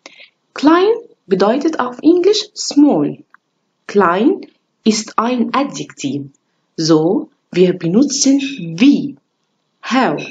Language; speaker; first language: German; non-native, fluent; Arabic